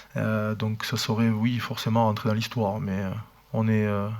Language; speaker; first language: French; native; French